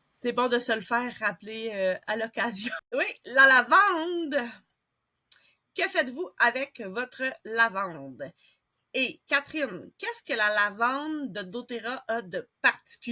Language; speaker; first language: French; native; French